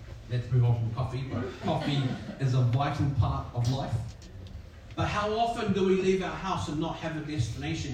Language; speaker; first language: English; native; English